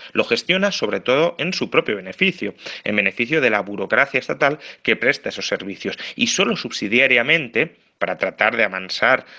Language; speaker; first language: Spanish; native; Spanish